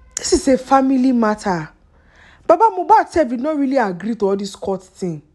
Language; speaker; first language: Nigerian Pidgin; non-native, local second language; Yoruba